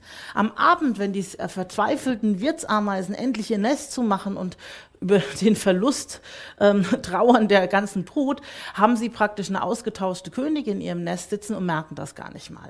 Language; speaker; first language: German; native; German